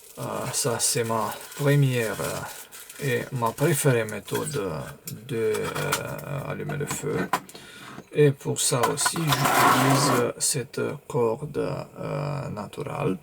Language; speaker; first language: French; non-native, fluent; Romanian